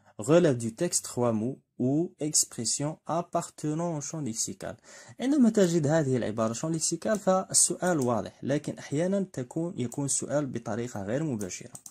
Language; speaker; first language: French; non-native, local second language; Arabic